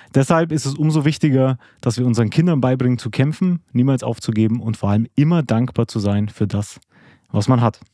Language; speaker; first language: German; early bilingual, other home language; Albanian